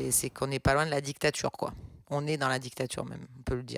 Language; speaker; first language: French; native; French